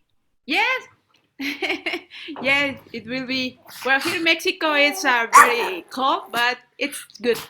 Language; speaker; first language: English; non-native, learner; Spanish